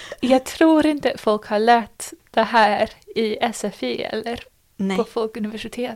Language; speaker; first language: Swedish; non-native, fluent; English